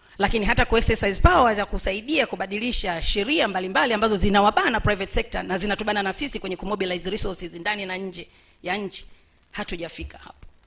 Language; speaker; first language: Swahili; native; Swahili